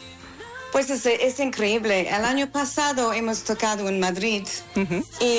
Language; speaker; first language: Spanish; non-native, fluent; English